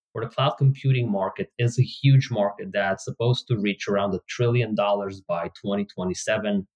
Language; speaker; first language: English; non-native, fluent; Hebrew